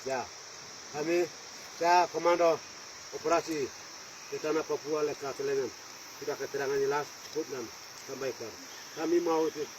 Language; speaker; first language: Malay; non-native, local second language; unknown